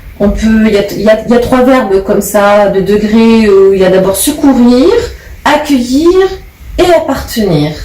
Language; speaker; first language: French; native; French